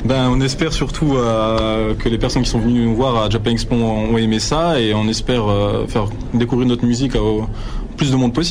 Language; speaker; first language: French; native; French